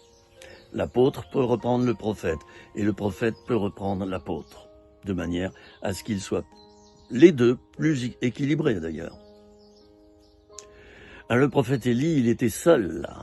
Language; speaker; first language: French; native; French